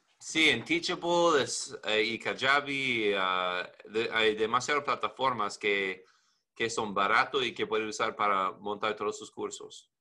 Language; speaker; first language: Spanish; non-native, learner; English